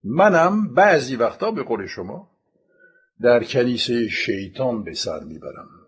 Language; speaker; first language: Persian; non-native, fluent; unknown